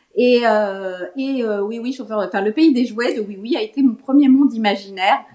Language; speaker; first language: French; early bilingual, other home language; Ladino